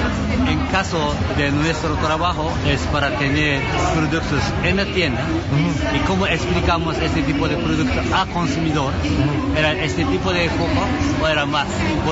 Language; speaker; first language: Spanish; non-native, learner; Japanese